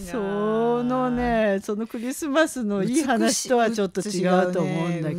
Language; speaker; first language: Japanese; native; Japanese